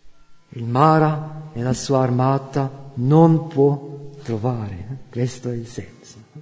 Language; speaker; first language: Italian; non-native, fluent; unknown